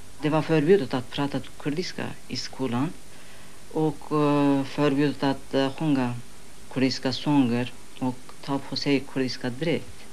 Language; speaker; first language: Swedish; non-native, fluent; Kurdish